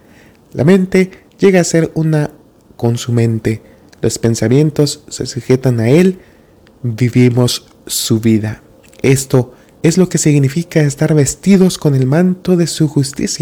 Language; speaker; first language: Spanish; native; Spanish